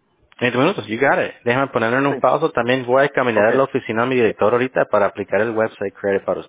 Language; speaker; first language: Spanish; early bilingual, heritage; Spanish